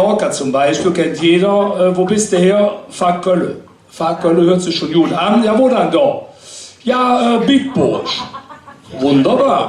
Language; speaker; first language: German; native; German